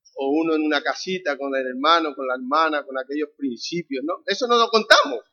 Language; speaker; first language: Spanish; native; Spanish